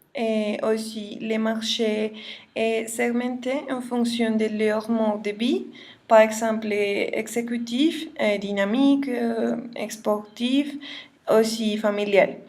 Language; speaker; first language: French; non-native, learner; Spanish